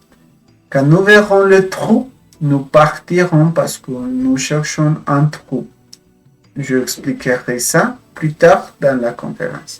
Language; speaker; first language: French; non-native, fluent; Spanish